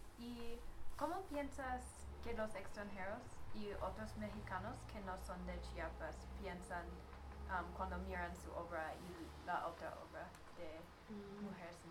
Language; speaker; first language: Spanish; non-native, learner; English